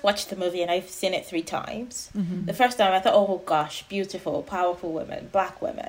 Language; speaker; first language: English; non-native, local second language; Yoruba